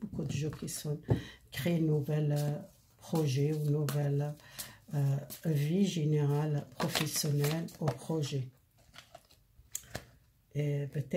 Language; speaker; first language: French; non-native, learner; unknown